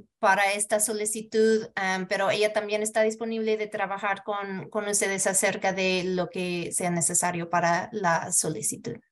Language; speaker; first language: Spanish; early bilingual, heritage; Spanish